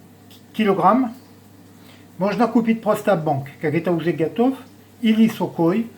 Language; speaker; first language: Russian; non-native, learner; French